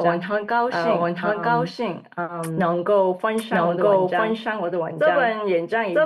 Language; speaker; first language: Chinese; non-native, learner; English